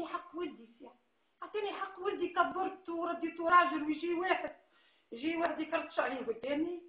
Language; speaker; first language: Arabic; native; Arabic